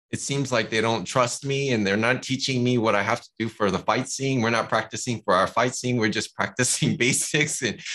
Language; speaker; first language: English; native; English